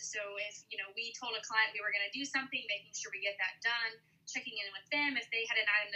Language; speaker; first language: English; native; English